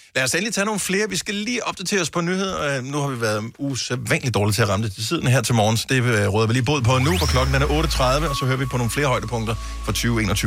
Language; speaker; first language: Danish; native; Danish